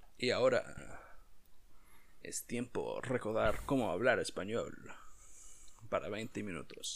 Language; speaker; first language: Spanish; non-native, learner; English